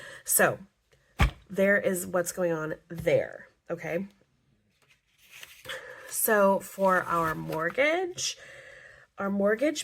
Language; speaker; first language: English; native; English